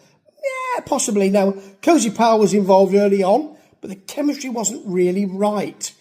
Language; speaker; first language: English; native; English